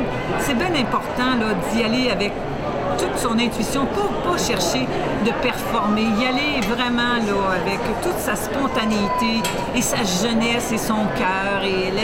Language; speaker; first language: French; native; French